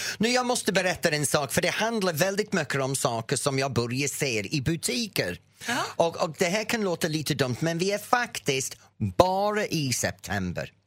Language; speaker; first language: Swedish; non-native, fluent; English